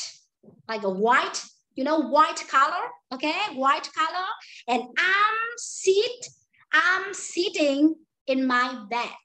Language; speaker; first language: English; non-native, fluent; Vietnamese